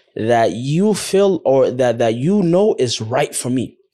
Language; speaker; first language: English; early bilingual, other home language; Somali